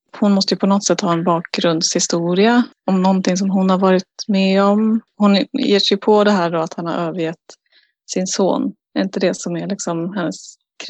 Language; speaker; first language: Swedish; native; Swedish